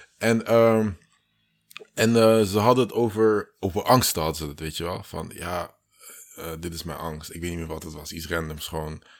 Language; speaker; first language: Dutch; early bilingual, other home language; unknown